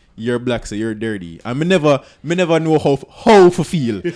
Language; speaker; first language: English; non-native, local second language; Jamaican Creole English